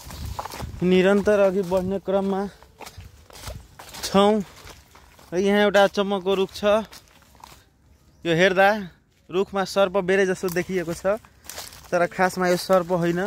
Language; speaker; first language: Nepali; non-native, local second language; Maithili